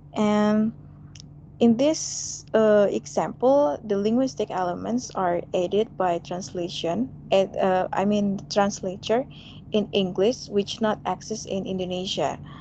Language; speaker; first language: English; non-native, fluent; Indonesian